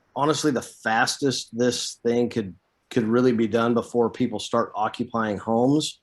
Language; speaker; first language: English; native; English